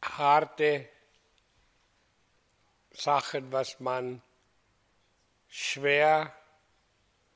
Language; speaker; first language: German; non-native, fluent; Hindi